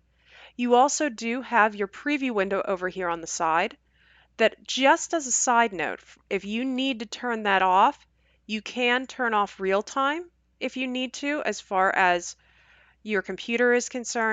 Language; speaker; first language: English; native; English